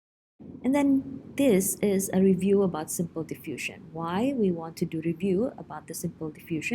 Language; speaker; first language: English; non-native, fluent; Indonesian